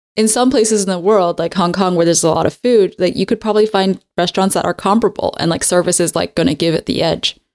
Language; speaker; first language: English; native; English